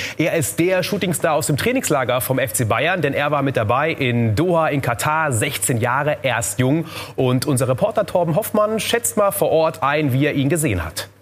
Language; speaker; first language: German; native; German